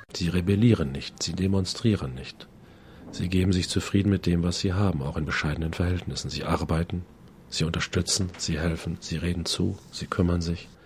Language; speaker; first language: German; native; German